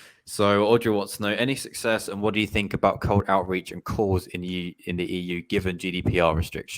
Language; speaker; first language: English; native; English